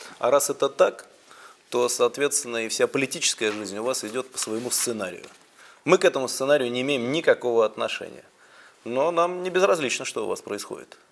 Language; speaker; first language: Russian; native; Russian